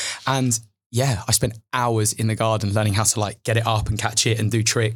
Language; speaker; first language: English; native; English